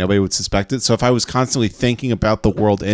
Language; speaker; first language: English; native; English